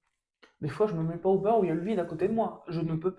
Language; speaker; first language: French; native; French